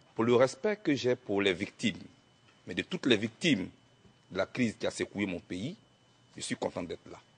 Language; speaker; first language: French; non-native, local second language; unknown